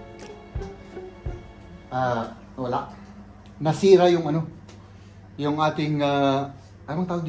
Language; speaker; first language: Filipino; native; Filipino